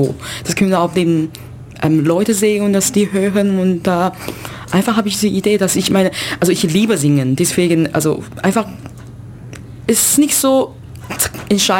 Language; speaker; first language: German; non-native, learner; Chinese